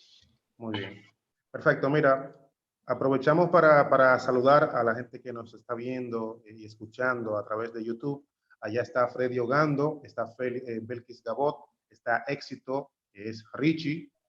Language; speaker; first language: Spanish; native; Spanish